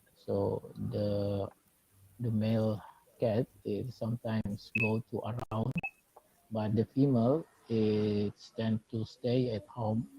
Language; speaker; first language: English; non-native, learner; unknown